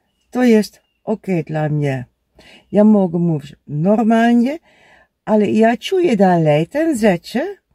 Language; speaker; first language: Polish; non-native, learner; Dutch